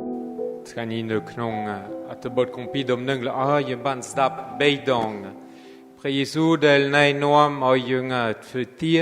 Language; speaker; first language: Khmer; non-native, fluent; French